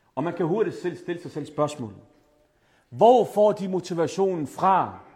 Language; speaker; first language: Danish; early bilingual, other home language; Arabic